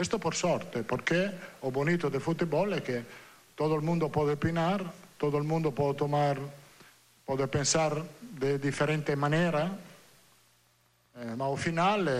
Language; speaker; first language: Portuguese; non-native, learner; Italian